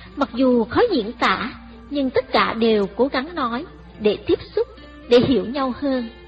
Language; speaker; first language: Vietnamese; early bilingual, heritage; Vietnamese